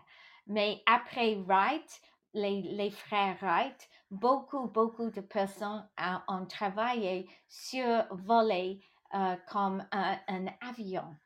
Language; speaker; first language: French; non-native, local second language; English